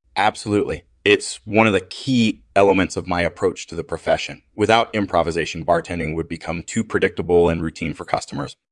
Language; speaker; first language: English; native; English